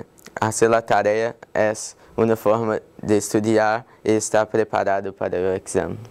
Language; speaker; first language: Spanish; non-native, learner; English